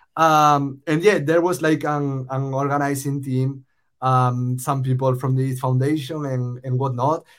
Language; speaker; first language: English; non-native, fluent; Spanish